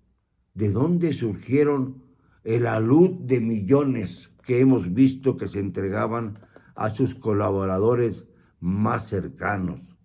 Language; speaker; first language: Spanish; native; Spanish